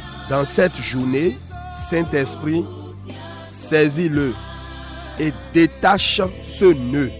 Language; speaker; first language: French; non-native, local second language; Fon